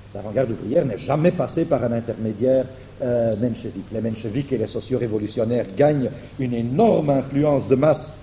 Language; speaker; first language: French; non-native, fluent; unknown